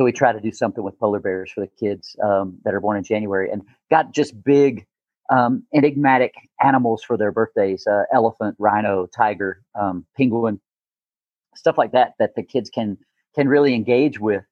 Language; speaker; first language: English; native; English